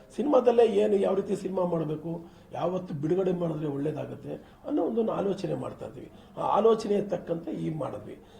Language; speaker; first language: Kannada; native; Kannada